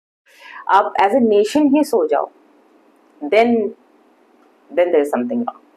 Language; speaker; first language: Hindi; native; Hindi